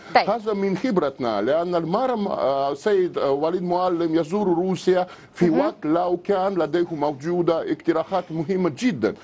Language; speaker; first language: Arabic; non-native, learner; Russian